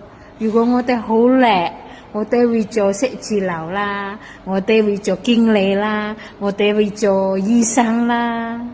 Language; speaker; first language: Cantonese; non-native, fluent; Indonesian